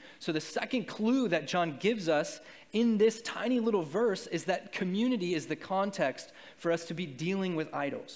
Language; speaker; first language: English; native; English